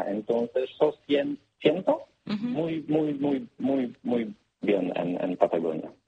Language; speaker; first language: Spanish; non-native, learner; Polish